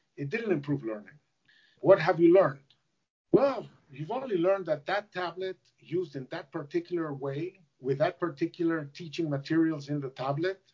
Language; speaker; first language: English; non-native, fluent; Spanish